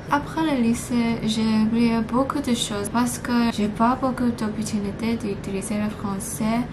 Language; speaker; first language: French; non-native, learner; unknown